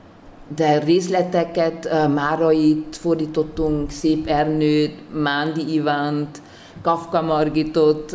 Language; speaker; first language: Hungarian; non-native, fluent; German